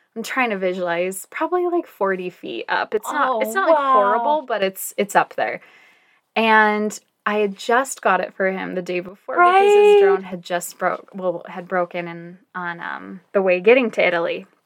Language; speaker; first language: English; native; English